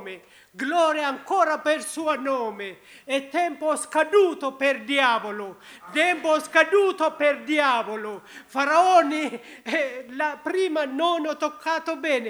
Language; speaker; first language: Italian; non-native, learner; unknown